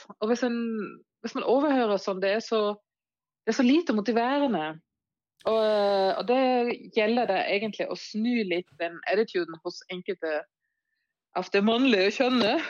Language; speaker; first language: Norwegian; non-native, fluent; German